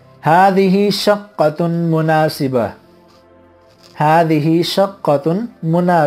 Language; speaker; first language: Arabic; non-native, fluent; Urdu